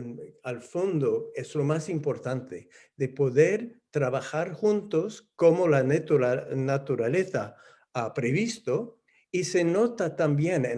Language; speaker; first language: Spanish; non-native, fluent; English